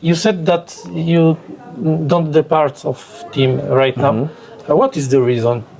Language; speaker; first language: English; non-native, learner; Polish